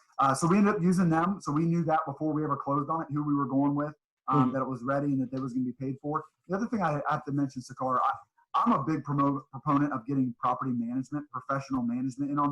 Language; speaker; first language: English; native; English